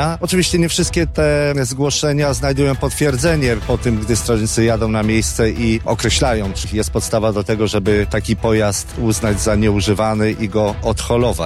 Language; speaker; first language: Polish; native; Polish